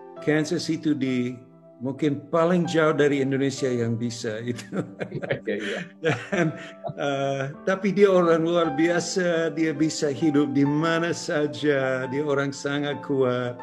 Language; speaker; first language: Indonesian; non-native, local second language; English